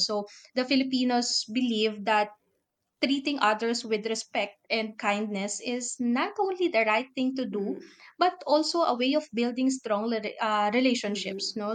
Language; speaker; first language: English; non-native, local second language; Filipino